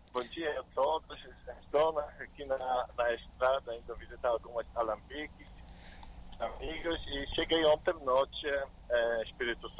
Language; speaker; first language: Portuguese; non-native, learner; Polish